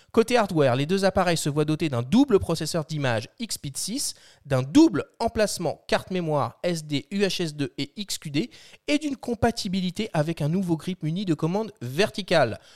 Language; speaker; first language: French; native; French